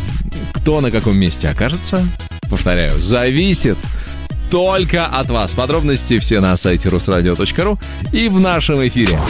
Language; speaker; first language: Russian; native; Russian